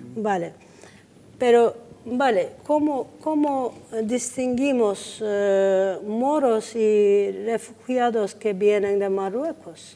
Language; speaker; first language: Spanish; non-native, learner; Turkish